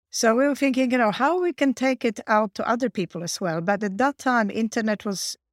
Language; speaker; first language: English; non-native, fluent; Polish